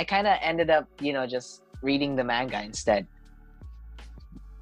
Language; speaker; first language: English; non-native, local second language; Cebuano